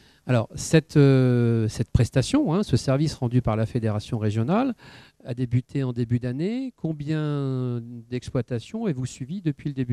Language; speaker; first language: French; native; French